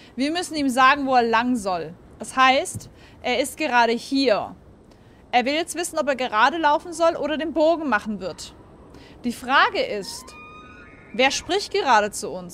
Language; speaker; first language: German; native; German